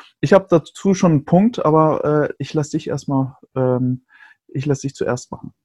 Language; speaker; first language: German; native; German